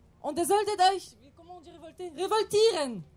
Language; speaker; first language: German; non-native, fluent; French